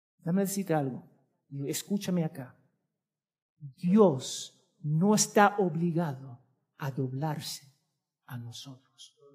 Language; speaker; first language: Spanish; early bilingual, heritage; Spanish